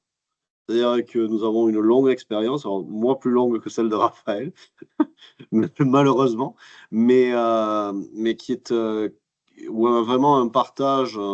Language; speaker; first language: French; native; French